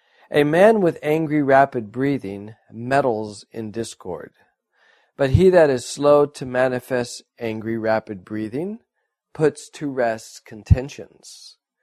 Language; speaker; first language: English; native; English